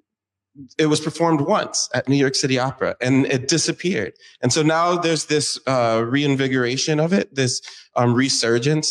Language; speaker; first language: English; native; English